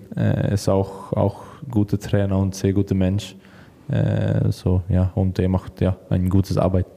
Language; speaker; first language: German; non-native, learner; Swedish